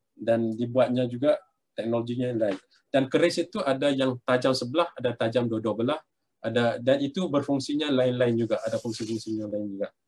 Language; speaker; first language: Malay; native; Malay